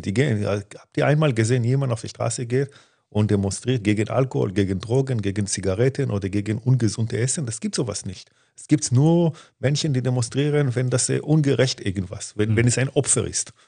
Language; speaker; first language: German; non-native, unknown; Hebrew